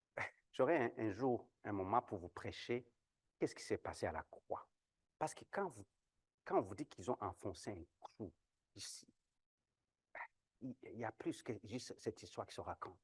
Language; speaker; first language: French; non-native, local second language; Kinyarwanda